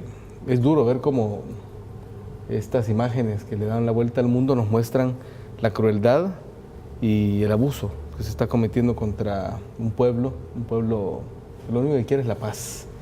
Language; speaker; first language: Spanish; native; Spanish